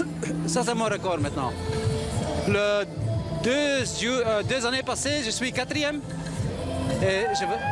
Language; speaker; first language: French; non-native, learner; Dutch